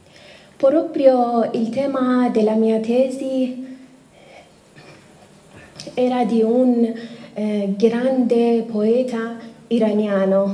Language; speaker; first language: Italian; non-native, fluent; Persian